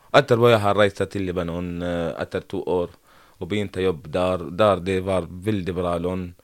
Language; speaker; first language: Norwegian; non-native, learner; Arabic